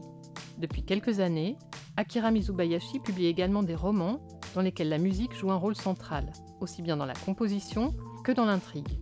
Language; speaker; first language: French; native; French